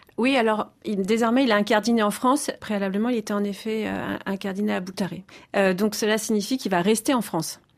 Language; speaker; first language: French; native; French